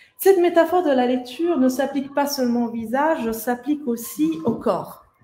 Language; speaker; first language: French; non-native, fluent; Italian